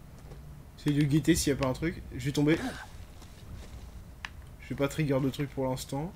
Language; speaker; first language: French; native; French